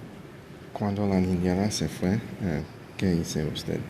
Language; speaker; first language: Spanish; early bilingual, heritage; English